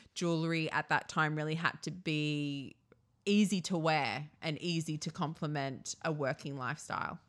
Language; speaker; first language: English; native; English